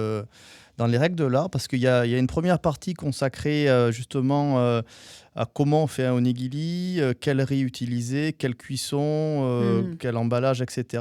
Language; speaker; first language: French; native; French